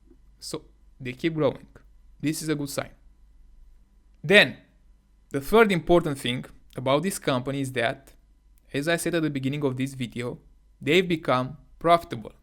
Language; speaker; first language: English; non-native, fluent; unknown